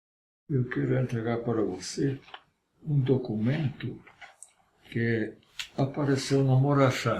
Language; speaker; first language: Portuguese; non-native, fluent; Hungarian